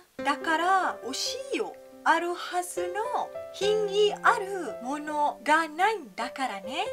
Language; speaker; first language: Japanese; non-native, fluent; Malay